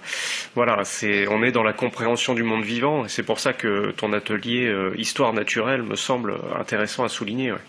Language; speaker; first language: French; native; French